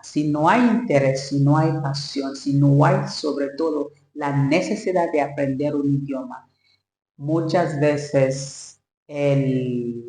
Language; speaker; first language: Spanish; non-native, learner; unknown